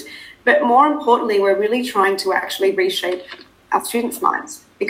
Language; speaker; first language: English; native; English